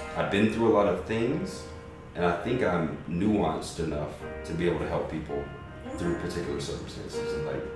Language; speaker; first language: English; native; English